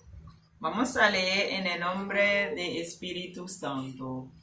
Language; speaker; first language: Spanish; non-native, learner; Haitian Creole